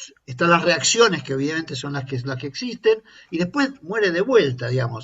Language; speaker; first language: Spanish; native; Spanish